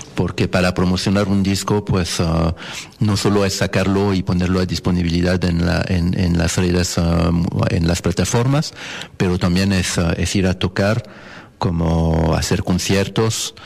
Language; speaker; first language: Spanish; non-native, fluent; French